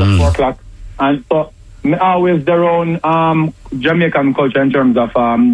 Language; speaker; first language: English; non-native, local second language; Jamaican Creole English